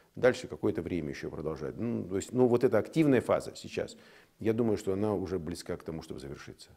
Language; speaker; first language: Russian; native; Russian